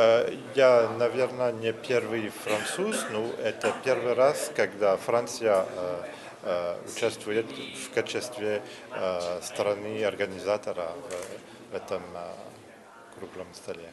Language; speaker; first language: Russian; non-native, learner; French